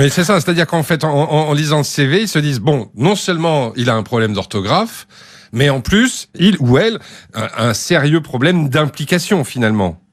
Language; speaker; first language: French; native; French